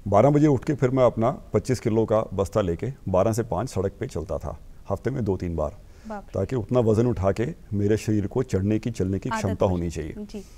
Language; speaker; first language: Hindi; native; Hindi